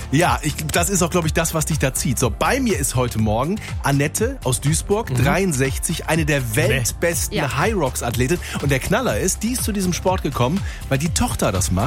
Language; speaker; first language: German; native; German